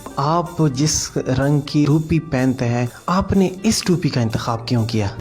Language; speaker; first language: Urdu; non-native, local second language; Pashto